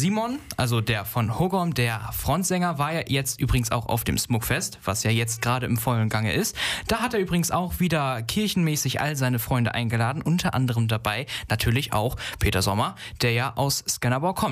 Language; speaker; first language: German; native; German